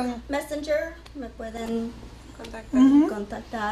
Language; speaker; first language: Spanish; early bilingual, heritage; English